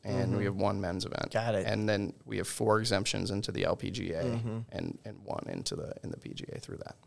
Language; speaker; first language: English; native; English